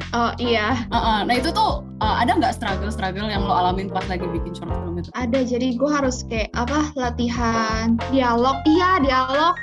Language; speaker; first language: Indonesian; non-native, local second language; Chinese